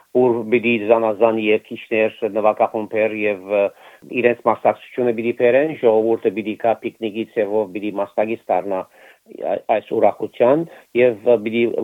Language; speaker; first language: Armenian; early bilingual, heritage; Armenian